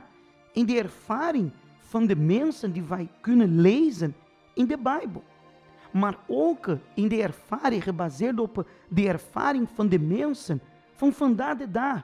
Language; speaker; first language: Dutch; non-native, fluent; Portuguese